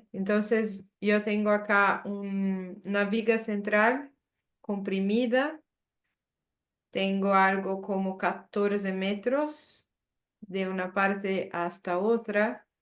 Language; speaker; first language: Spanish; non-native, learner; Portuguese